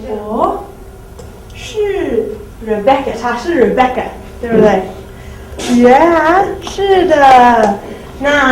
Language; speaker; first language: Chinese; non-native, fluent; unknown